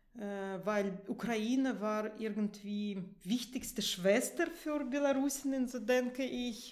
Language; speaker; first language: German; non-native, fluent; Russian